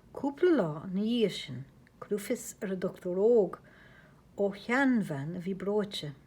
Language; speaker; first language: Irish; native; Irish